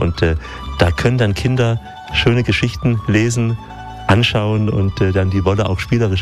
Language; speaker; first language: German; native; German